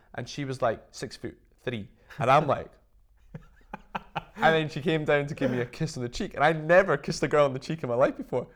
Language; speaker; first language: English; native; English